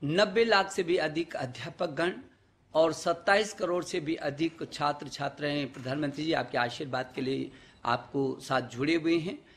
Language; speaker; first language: Hindi; native; Hindi